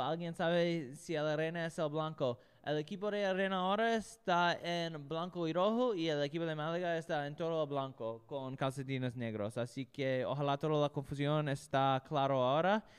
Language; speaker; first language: Spanish; non-native, learner; English